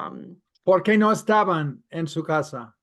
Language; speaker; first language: Spanish; non-native, fluent; English